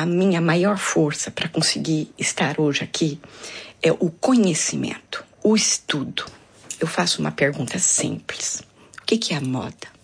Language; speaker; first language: Portuguese; non-native, fluent; French